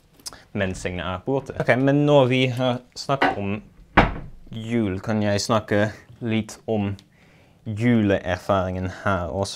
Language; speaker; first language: Norwegian; non-native, learner; Dutch